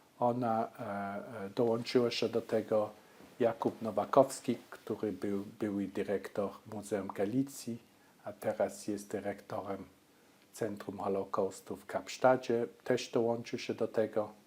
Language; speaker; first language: Polish; early bilingual, heritage; Polish